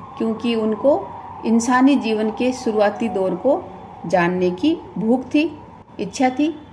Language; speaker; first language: Hindi; native; Hindi